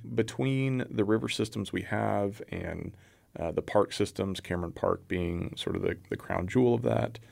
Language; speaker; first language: English; native; English